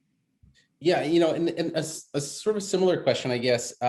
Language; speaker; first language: English; native; English